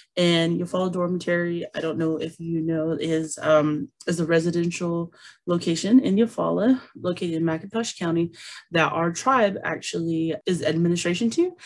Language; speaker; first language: English; native; English